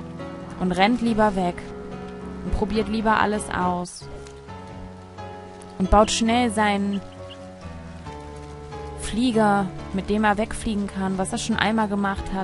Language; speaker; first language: German; native; German